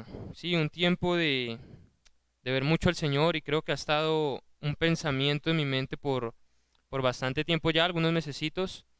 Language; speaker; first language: Spanish; native; Spanish